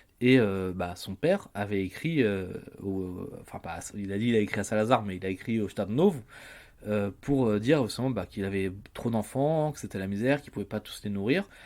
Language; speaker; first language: French; native; French